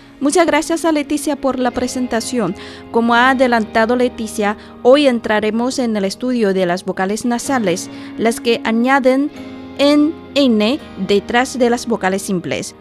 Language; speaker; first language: Spanish; non-native, fluent; Chinese